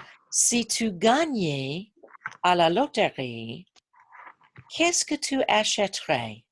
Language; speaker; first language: French; non-native, fluent; English